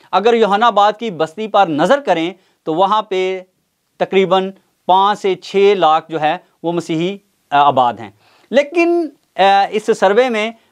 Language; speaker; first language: Urdu; non-native, local second language; Punjabi